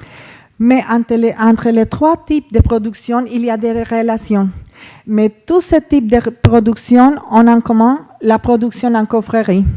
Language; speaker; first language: French; non-native, fluent; Spanish